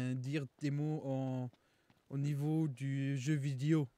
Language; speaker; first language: French; non-native, learner; Luxembourgish